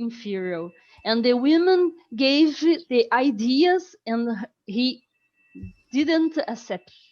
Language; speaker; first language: English; non-native, learner; Portuguese